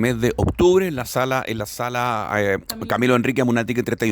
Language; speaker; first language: Spanish; native; Spanish